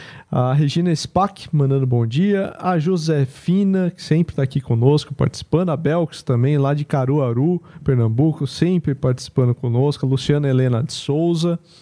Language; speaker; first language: Portuguese; native; Portuguese